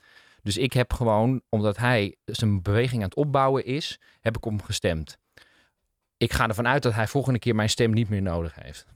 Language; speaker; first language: Dutch; native; Dutch